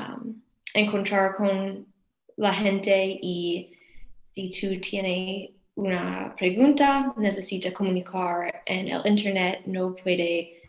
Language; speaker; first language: Spanish; non-native, learner; English